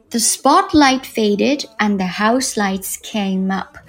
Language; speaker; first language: English; non-native, fluent; Chinese